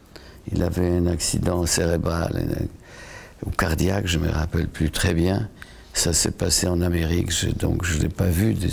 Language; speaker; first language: French; non-native, fluent; Polish